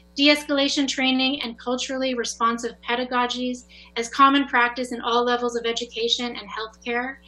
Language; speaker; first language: English; native; English